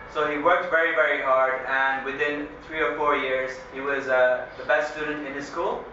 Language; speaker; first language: English; early bilingual, other home language; Hindi